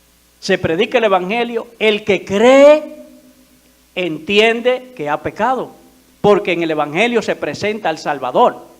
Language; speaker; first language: Spanish; native; Spanish